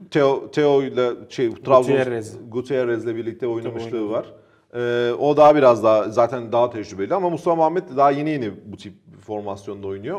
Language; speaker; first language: Turkish; native; Turkish